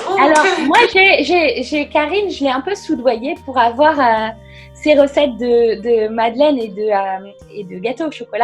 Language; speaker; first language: French; native; French